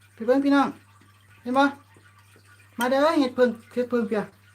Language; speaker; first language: Thai; native; Thai